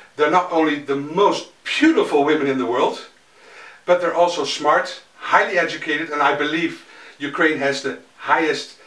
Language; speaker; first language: English; non-native, fluent; Dutch